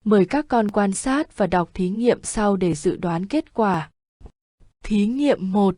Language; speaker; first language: Vietnamese; native; Vietnamese